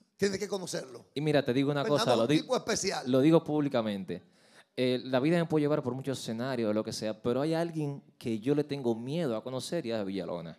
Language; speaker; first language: Spanish; native; Spanish